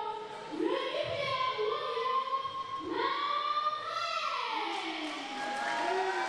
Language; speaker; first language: French; native; French